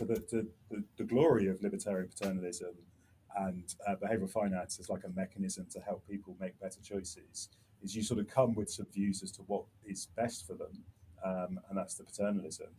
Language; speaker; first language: English; native; English